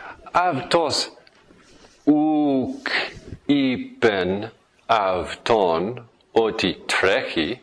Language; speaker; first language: Greek; non-native, fluent; English